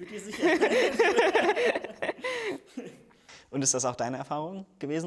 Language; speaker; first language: German; native; German